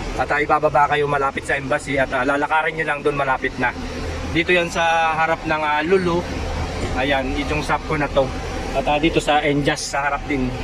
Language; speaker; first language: Filipino; non-native, local second language; Pampanga